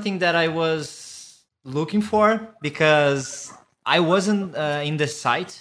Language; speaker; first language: English; non-native, fluent; Portuguese